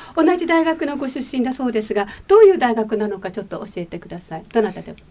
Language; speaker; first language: Japanese; native; Japanese